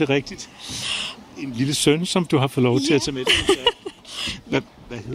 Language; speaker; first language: Danish; native; Danish